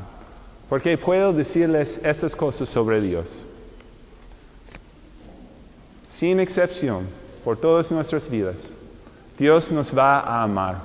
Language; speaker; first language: Spanish; non-native, fluent; English